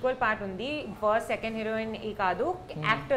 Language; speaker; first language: Telugu; non-native, learner; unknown